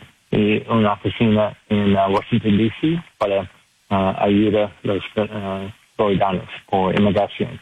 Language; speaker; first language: Spanish; non-native, learner; English